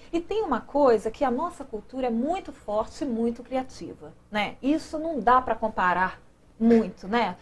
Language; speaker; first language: Portuguese; native; Portuguese